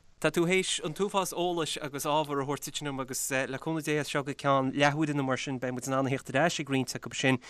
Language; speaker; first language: Irish; native; Irish